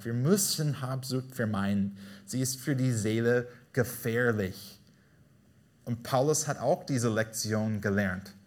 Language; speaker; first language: German; non-native, fluent; English